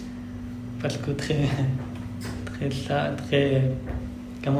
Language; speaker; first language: French; non-native, learner; Persian